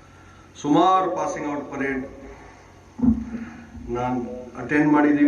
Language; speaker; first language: Kannada; non-native, fluent; Hindi